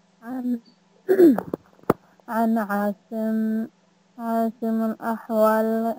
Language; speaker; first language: Arabic; non-native, learner; Bangla